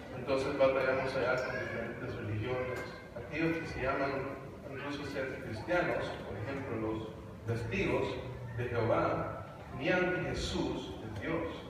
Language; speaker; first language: Spanish; early bilingual, heritage; Spanish